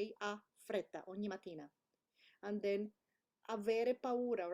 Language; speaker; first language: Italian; non-native, fluent; English